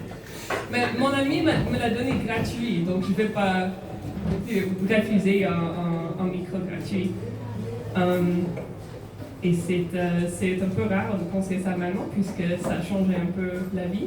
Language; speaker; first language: French; non-native, fluent; English